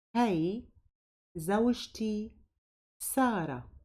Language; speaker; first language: Arabic; native; Arabic